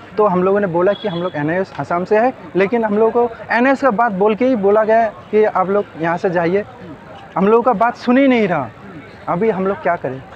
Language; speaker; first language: Hindi; non-native, local second language; Assamese